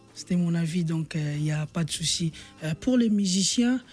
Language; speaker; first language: French; non-native, local second language; Lingala